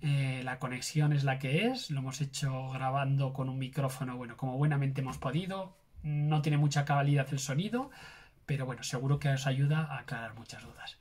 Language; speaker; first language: Spanish; native; Spanish